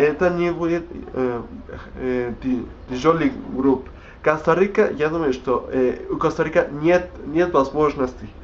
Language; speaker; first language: Russian; non-native, learner; Spanish